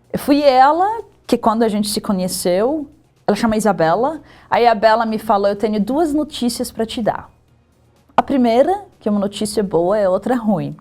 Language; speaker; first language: Portuguese; non-native, fluent; Arabic